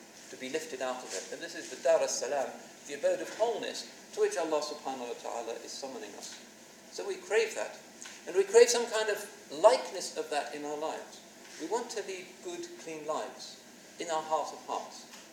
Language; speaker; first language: English; native; English